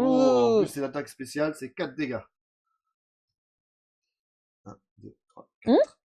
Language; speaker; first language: French; native; French